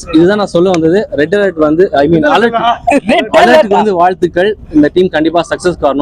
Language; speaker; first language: Tamil; native; Tamil